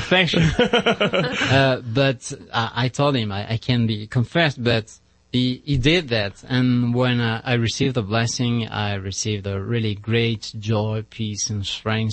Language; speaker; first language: English; non-native, learner; French